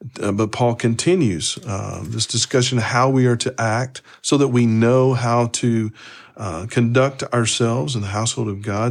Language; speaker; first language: English; native; English